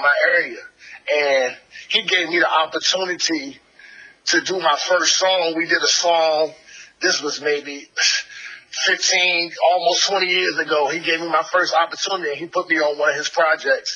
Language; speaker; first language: English; native; English